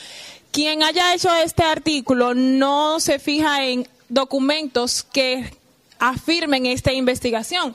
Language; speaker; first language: Spanish; native; Spanish